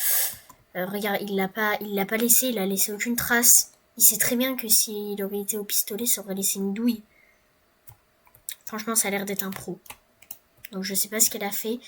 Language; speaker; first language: French; native; French